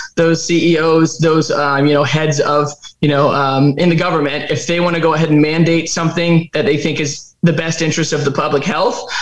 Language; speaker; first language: English; native; English